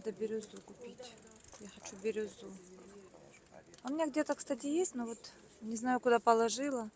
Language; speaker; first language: Russian; native; Russian